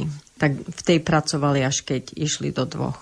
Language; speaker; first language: Slovak; early bilingual, heritage; Slovak